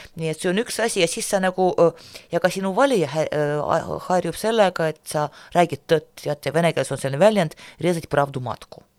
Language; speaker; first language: Estonian; non-native, local second language; Russian